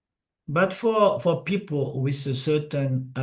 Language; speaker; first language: English; non-native, fluent; Portuguese